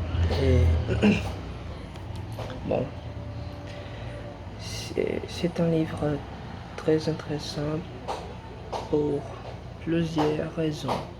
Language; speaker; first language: French; non-native, learner; Portuguese